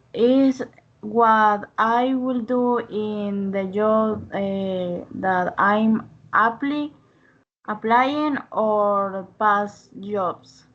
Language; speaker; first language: English; non-native, learner; Spanish